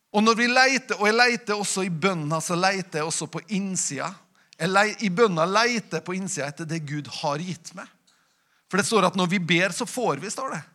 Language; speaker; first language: Norwegian; native; Norwegian